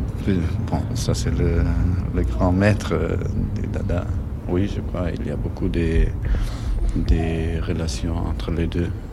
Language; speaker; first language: French; non-native, fluent; German